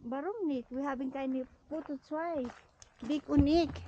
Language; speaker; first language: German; non-native, learner; Cebuano